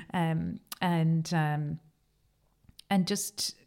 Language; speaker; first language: English; native; English